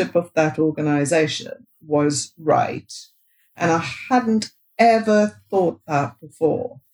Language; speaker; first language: English; non-native, local second language; Bangla